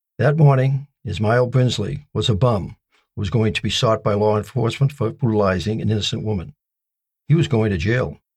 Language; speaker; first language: English; native; English